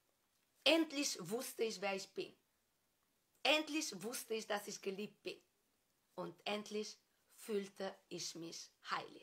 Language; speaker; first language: German; non-native, fluent; Albanian